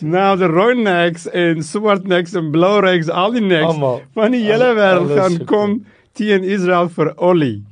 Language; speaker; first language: Afrikaans; non-native, local second language; English